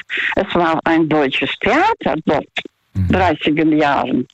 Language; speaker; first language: German; non-native, fluent; Russian